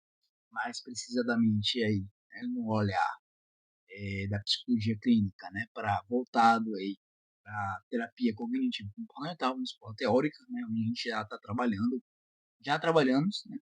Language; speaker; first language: Portuguese; native; Portuguese